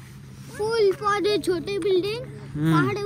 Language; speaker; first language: Hindi; native; Hindi